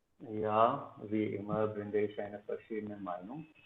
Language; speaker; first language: German; non-native, learner; Hindi